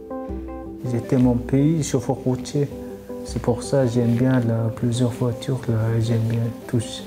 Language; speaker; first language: French; non-native, learner; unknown